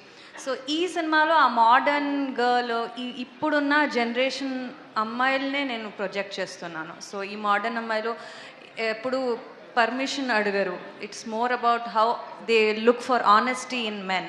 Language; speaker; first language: Telugu; non-native, fluent; Kannada